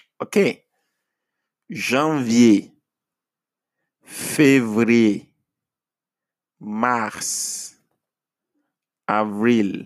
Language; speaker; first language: French; non-native, fluent; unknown